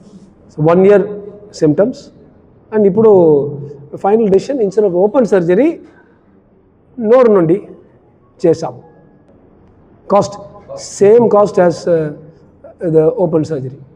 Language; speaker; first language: Telugu; non-native, learner; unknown